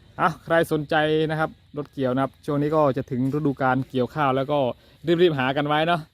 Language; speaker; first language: Thai; non-native, local second language; Northern Khmer